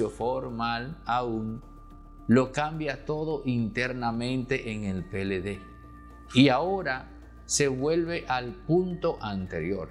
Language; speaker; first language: Spanish; native; Spanish